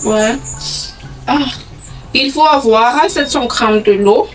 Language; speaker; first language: French; non-native, local second language; Malagasy